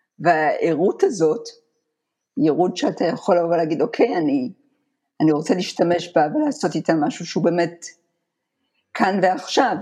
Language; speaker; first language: Hebrew; native; Hebrew